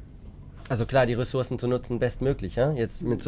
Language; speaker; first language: German; native; German